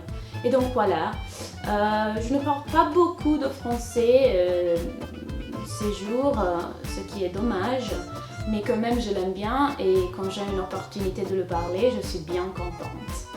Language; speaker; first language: French; non-native, fluent; Italian